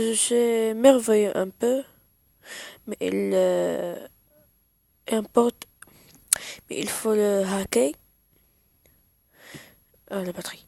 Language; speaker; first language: French; non-native, learner; Arabic